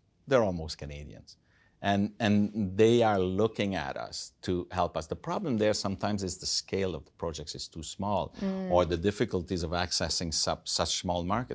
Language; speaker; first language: English; non-native, fluent; French